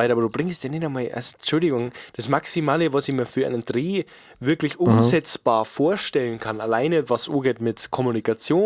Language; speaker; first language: German; native; German